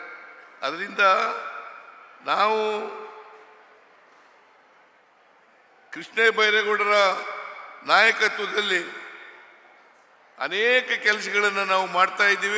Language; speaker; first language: Kannada; native; Kannada